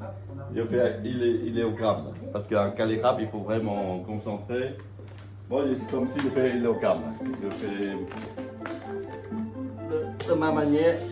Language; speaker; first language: French; non-native, fluent; Vietnamese